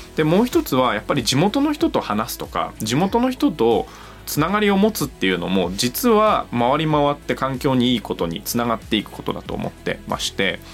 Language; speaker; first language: Japanese; native; Japanese